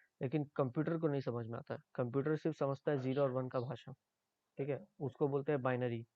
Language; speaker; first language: Hindi; native; Hindi